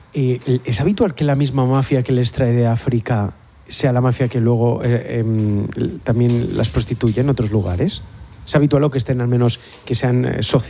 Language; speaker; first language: Spanish; native; Spanish